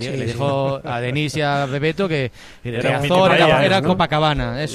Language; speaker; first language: Spanish; native; Spanish